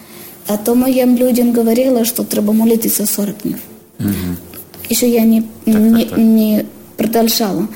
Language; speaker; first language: Ukrainian; non-native, learner; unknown